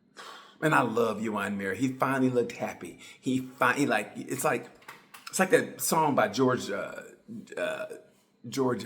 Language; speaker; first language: English; native; English